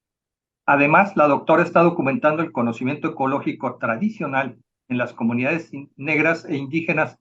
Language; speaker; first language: Spanish; native; Spanish